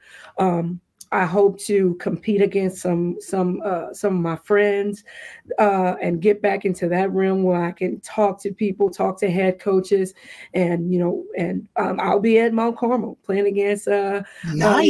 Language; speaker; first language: English; native; English